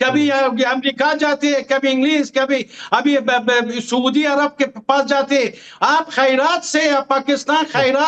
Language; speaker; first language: Hindi; non-native, fluent; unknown